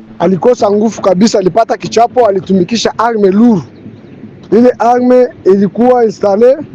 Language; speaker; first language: Swahili; native; Swahili